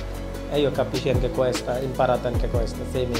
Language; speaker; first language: Italian; non-native, learner; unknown